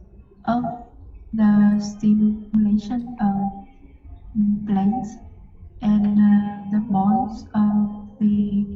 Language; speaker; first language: English; non-native, learner; Vietnamese